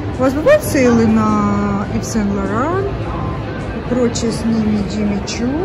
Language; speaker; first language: Russian; native; Russian